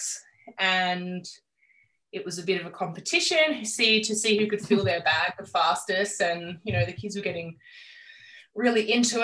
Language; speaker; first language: English; native; English